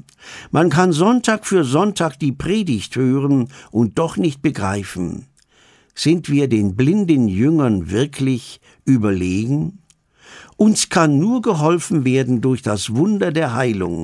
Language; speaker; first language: German; native; German